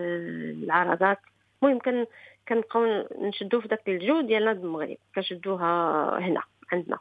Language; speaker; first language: Arabic; early bilingual, heritage; Arabic